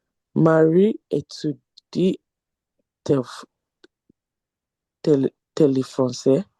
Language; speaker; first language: French; non-native, learner; English